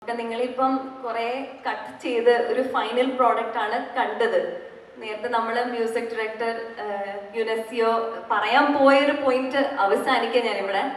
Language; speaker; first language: Malayalam; early bilingual, other home language; English